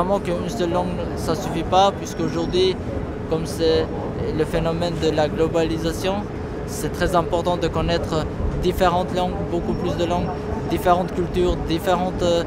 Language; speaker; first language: French; non-native, fluent; Albanian